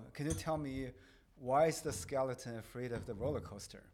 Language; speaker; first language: English; non-native, fluent; Chinese